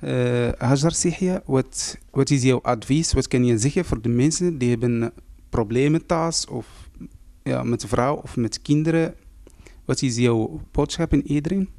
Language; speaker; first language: Dutch; non-native, fluent; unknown